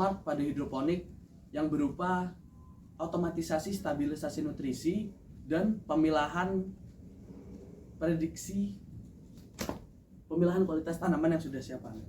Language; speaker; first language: Indonesian; non-native, local second language; Javanese